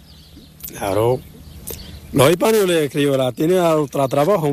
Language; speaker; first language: Spanish; non-native, learner; Arabic